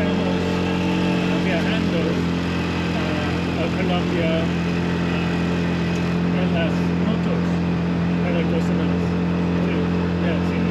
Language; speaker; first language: Spanish; non-native, learner; English